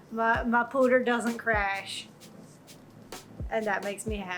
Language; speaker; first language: English; native; English